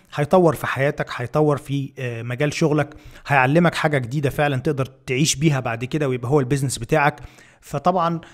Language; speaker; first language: Arabic; native; Arabic